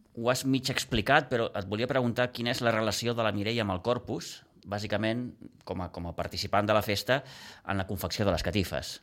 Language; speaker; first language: Catalan; native; Catalan